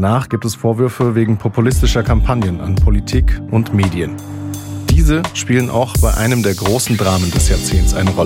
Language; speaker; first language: German; native; German